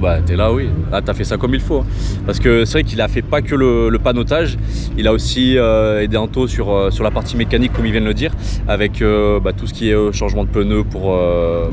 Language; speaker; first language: French; native; French